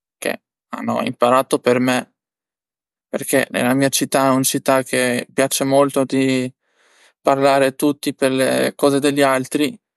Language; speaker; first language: Italian; non-native, learner; Albanian